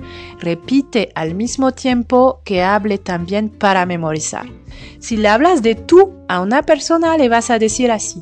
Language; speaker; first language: Spanish; non-native, fluent; French